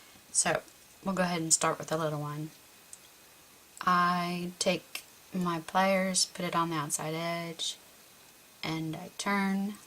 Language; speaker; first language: English; native; English